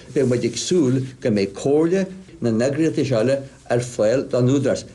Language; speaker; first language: Irish; native; Irish